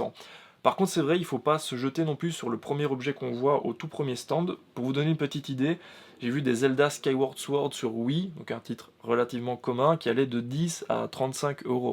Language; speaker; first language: French; native; French